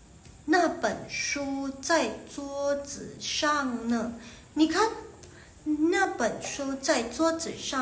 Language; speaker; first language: Chinese; non-native, fluent; Indonesian